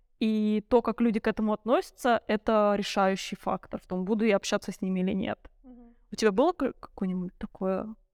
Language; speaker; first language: Russian; early bilingual, other home language; Arabic